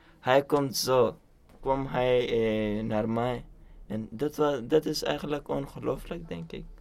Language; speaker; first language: Dutch; non-native, learner; Urdu